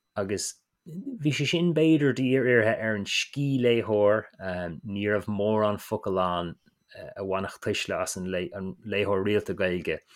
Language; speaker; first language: Irish; native; Irish